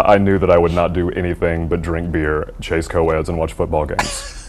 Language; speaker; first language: English; native; English